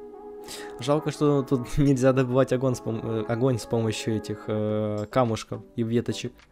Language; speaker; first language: Russian; native; Russian